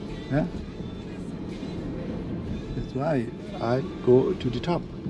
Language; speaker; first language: English; non-native, learner; Turkish